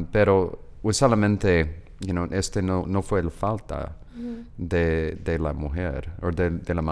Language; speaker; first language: Spanish; non-native, learner; English